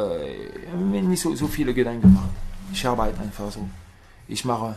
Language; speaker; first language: German; non-native, learner; French